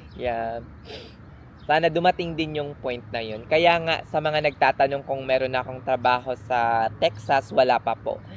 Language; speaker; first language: Filipino; native; Filipino